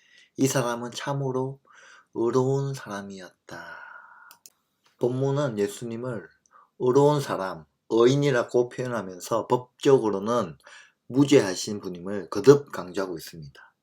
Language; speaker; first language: Korean; native; Korean